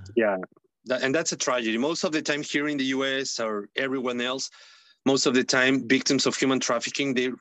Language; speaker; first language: English; non-native, fluent; Spanish